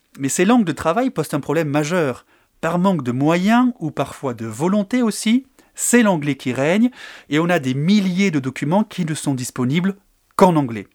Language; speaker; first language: French; native; French